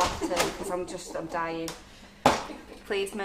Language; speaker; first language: English; native; English